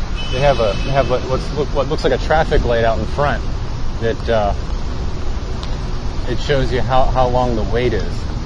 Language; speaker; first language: English; native; English